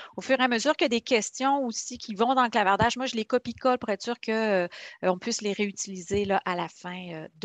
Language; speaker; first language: French; native; French